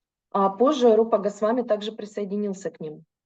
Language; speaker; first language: Russian; native; Russian